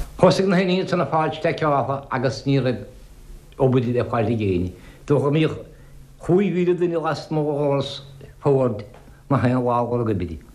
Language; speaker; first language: Irish; native; Irish